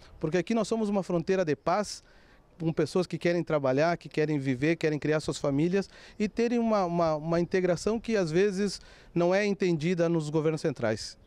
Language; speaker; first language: Portuguese; native; Portuguese